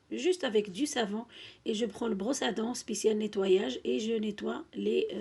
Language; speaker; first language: French; non-native, local second language; Arabic